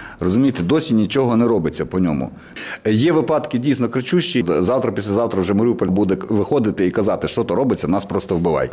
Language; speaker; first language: Ukrainian; non-native, local second language; Russian